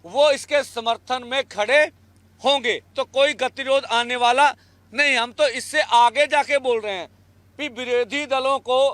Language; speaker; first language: Hindi; non-native, local second language; Punjabi